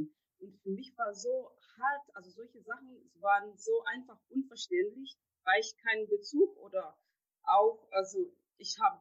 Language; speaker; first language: German; non-native, fluent; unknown